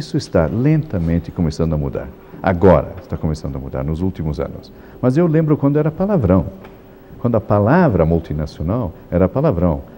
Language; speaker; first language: Portuguese; non-native, fluent; Italian